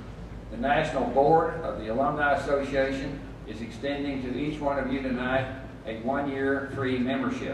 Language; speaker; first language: English; native; English